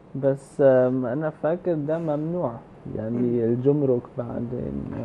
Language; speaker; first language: Arabic; non-native, learner; German